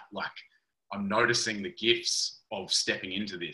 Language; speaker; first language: English; native; English